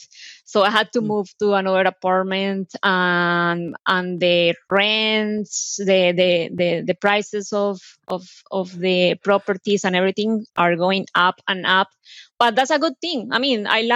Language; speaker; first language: English; non-native, fluent; Spanish